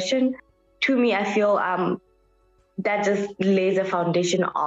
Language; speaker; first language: English; non-native, local second language; Southern Sotho